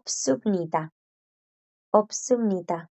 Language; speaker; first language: Korean; non-native, fluent; Spanish